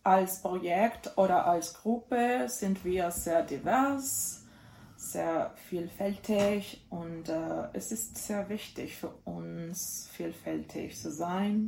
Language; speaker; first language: German; non-native, fluent; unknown